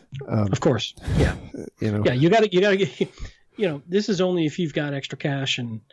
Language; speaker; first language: English; native; English